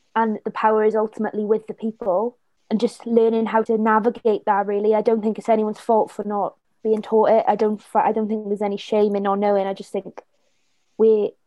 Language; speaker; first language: English; native; English